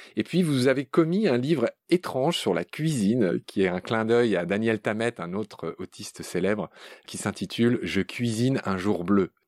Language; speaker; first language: French; native; French